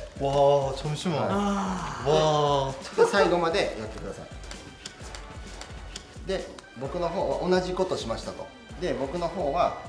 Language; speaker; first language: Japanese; non-native, learner; Korean